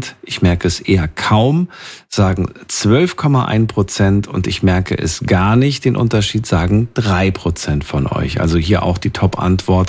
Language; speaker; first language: German; native; German